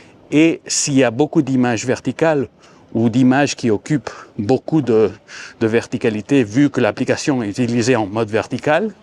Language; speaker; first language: French; non-native, fluent; Spanish